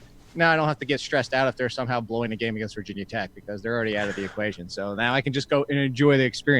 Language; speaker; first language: English; native; English